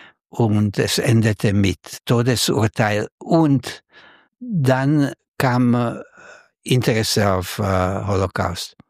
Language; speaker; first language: German; non-native, fluent; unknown